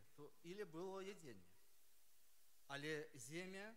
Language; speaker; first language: Polish; non-native, learner; Ukrainian